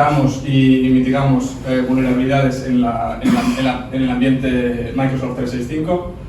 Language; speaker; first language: Spanish; native; Spanish